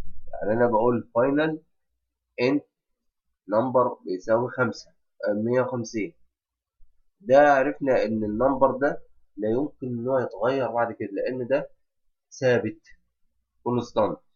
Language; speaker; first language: Arabic; native; Arabic